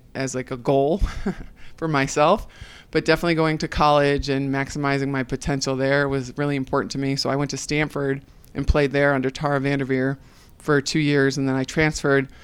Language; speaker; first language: English; native; English